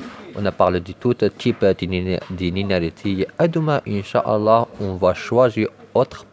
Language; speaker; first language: French; non-native, learner; Arabic